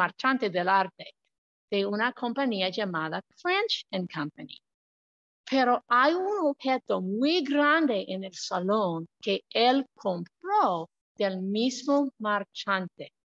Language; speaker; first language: Spanish; non-native, fluent; English